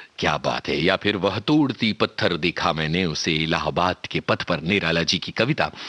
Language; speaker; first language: Hindi; native; Hindi